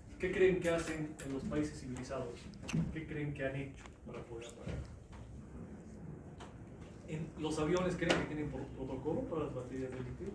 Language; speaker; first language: Spanish; native; Spanish